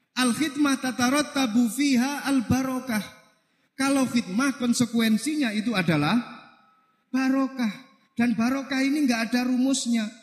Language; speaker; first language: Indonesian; non-native, local second language; Javanese